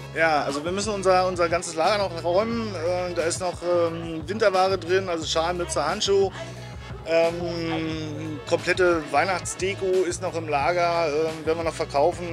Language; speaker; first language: German; native; German